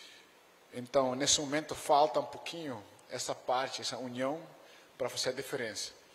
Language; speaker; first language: Portuguese; non-native, fluent; Dutch